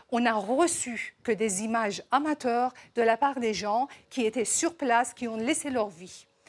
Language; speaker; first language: French; non-native, fluent; Persian